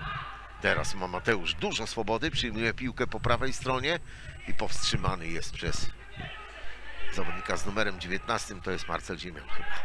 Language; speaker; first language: Polish; native; Polish